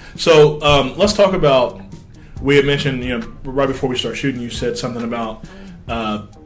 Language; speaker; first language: English; native; English